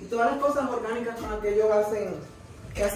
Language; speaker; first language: Spanish; native; Spanish